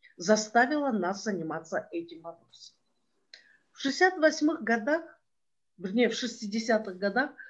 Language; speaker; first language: Russian; non-native, local second language; Kyrgyz